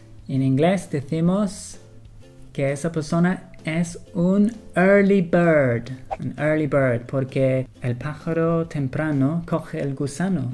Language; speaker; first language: Spanish; non-native, fluent; English